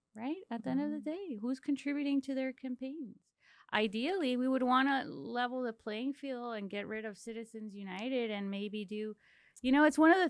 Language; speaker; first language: English; early bilingual, other home language; Spanish